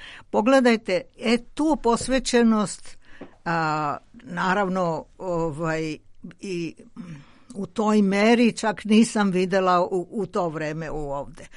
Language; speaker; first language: Croatian; non-native, fluent; Georgian